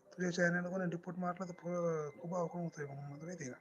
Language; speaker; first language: Hindi; non-native, local second language; Marathi